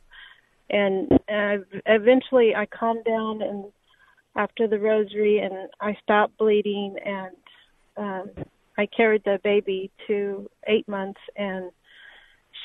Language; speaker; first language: English; native; English